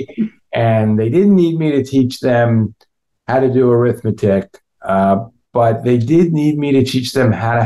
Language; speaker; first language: English; native; English